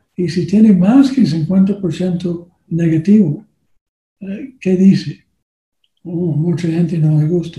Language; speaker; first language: Spanish; non-native, learner; English